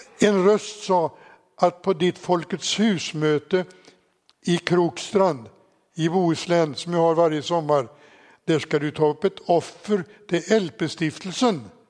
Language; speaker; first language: Swedish; native; Swedish